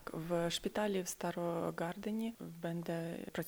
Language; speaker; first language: Polish; non-native, learner; Ukrainian